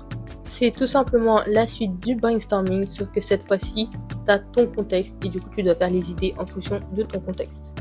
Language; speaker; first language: French; native; French